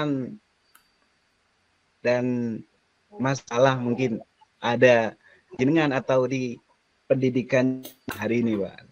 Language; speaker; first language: Indonesian; non-native, local second language; Javanese